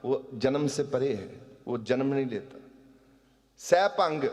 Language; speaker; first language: Hindi; non-native, local second language; Punjabi